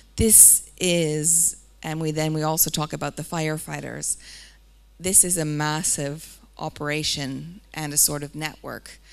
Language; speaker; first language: English; native; English